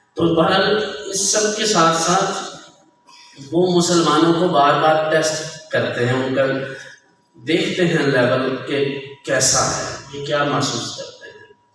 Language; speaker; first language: Urdu; non-native, local second language; Punjabi